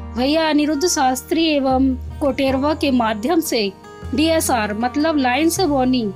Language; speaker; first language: Hindi; native; Hindi